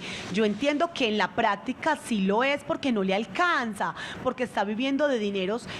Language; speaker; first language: Spanish; native; Spanish